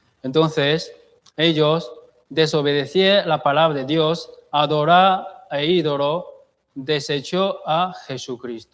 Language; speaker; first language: Spanish; non-native, fluent; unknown